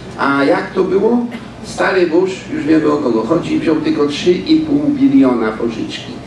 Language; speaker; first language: Polish; native; Polish